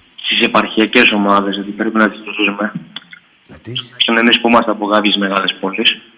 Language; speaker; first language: Greek; native; Greek